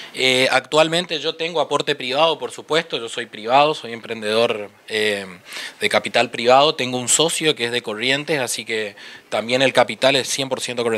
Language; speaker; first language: Spanish; native; Spanish